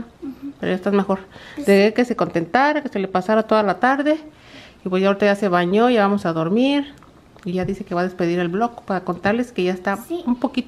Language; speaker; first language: Spanish; native; Spanish